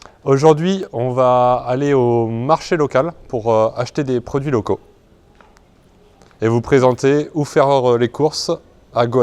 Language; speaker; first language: French; native; French